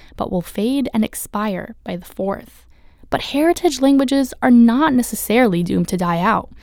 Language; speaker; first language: English; early bilingual, other home language; Arabic